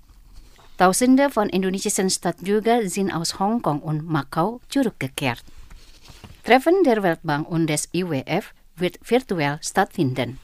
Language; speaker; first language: German; non-native, fluent; Indonesian